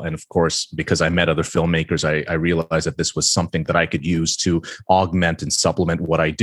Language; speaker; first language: English; non-native, local second language; Filipino